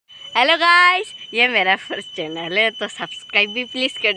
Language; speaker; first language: Hindi; non-native, local second language; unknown